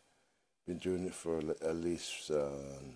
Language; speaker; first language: English; native; English